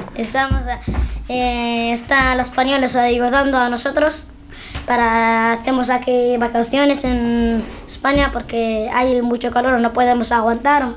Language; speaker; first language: Spanish; non-native, learner; Arabic